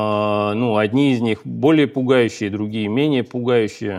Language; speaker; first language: Russian; native; Russian